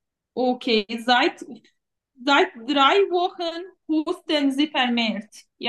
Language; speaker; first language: German; non-native, fluent; Turkish